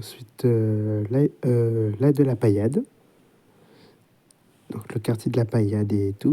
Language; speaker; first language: French; native; French